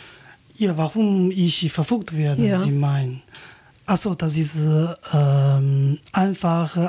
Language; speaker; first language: German; non-native, learner; Chinese